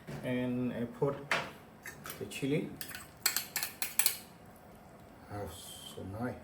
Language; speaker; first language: English; non-native, learner; Khmer